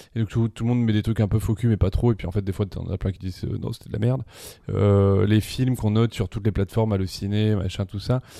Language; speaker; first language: French; early bilingual, other home language; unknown